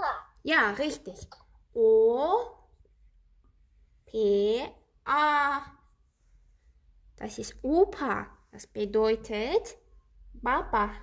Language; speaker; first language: German; non-native, learner; Azerbaijani